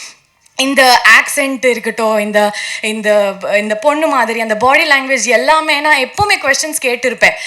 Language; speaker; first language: Tamil; non-native, learner; Kannada